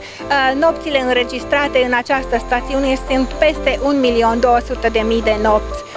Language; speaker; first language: Romanian; non-native, fluent; Hungarian